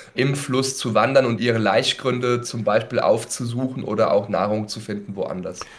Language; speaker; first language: German; native; German